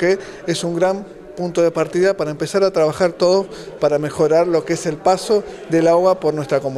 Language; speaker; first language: Spanish; native; Spanish